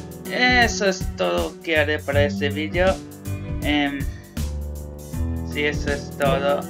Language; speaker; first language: Portuguese; non-native, learner; English